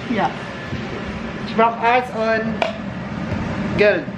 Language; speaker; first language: German; non-native, learner; Filipino